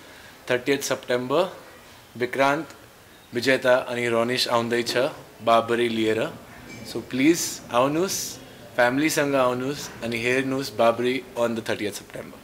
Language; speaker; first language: Nepali; non-native, learner; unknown